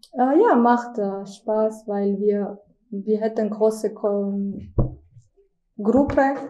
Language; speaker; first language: German; non-native, learner; Georgian